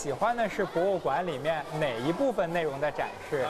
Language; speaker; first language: Chinese; native; Chinese